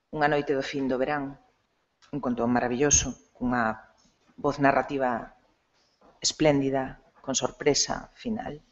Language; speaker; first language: Galician; non-native, local second language; Spanish